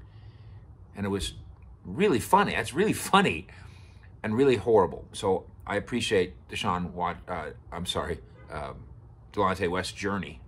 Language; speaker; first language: English; native; English